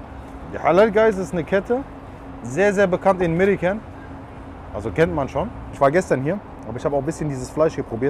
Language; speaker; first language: German; non-native, local second language; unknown